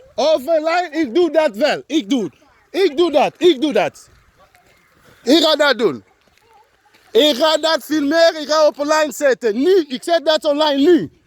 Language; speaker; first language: Dutch; non-native, learner; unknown